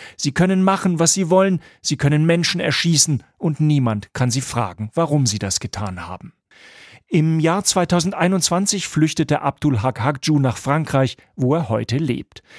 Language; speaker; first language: German; native; German